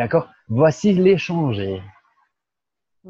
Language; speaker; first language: French; non-native, fluent; Portuguese